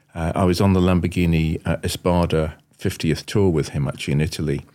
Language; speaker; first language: English; native; English